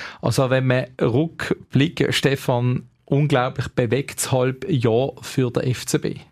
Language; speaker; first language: German; native; German